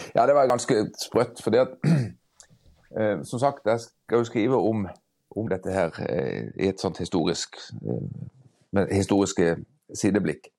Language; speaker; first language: Norwegian; native; Norwegian